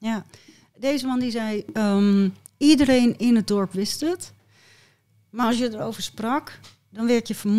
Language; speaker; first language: Dutch; native; Dutch